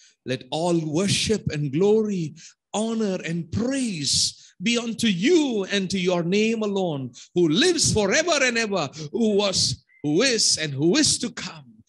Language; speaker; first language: English; non-native, local second language; Tamil